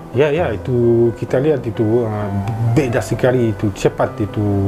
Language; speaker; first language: Indonesian; non-native, learner; French